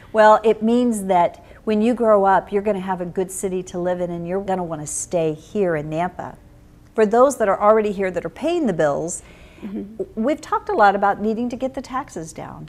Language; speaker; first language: English; native; English